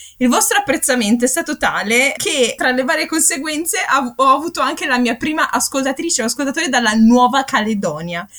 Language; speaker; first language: Italian; native; Italian